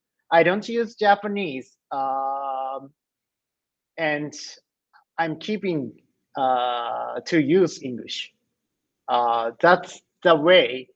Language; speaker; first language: English; non-native, learner; Japanese